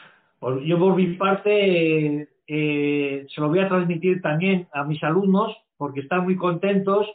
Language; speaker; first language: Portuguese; non-native, learner; Spanish